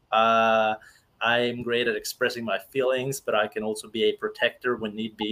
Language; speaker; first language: English; non-native, fluent; Norwegian